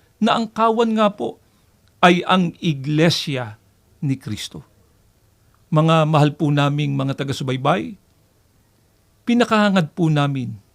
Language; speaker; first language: Filipino; native; Filipino